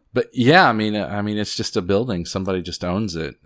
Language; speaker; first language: English; native; English